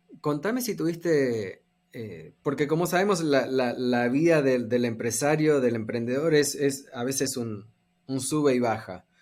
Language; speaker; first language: Spanish; native; Spanish